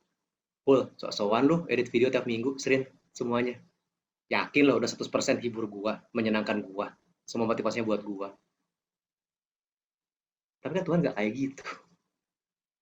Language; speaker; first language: Indonesian; native; Indonesian